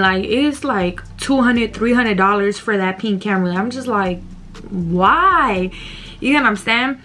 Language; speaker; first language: English; native; English